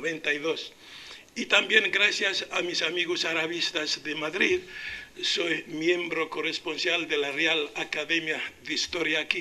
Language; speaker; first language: Spanish; non-native, local second language; Arabic